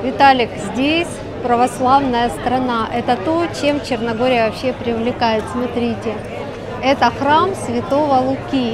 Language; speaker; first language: Russian; native; Russian